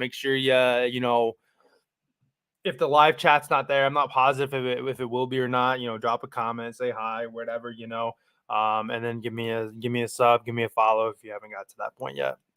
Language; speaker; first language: English; native; English